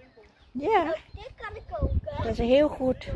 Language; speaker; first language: Dutch; non-native, fluent; Thai